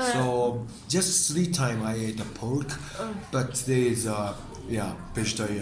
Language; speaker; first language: English; non-native, learner; Japanese